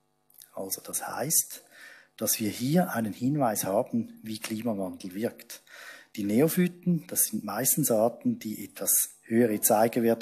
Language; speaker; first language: German; native; German